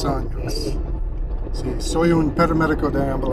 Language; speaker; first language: Spanish; non-native, learner; English